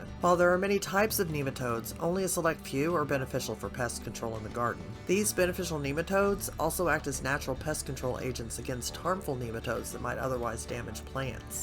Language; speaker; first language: English; native; English